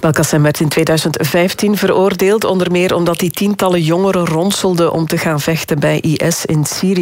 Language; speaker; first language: Dutch; native; Dutch